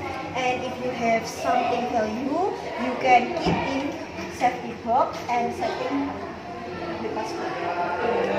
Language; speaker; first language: English; non-native, learner; Indonesian